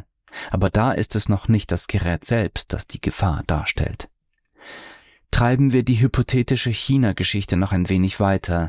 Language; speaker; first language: German; native; German